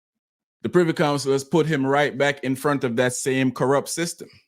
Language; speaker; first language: English; native; English